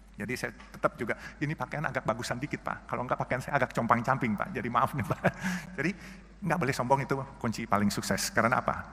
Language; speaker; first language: Indonesian; native; Indonesian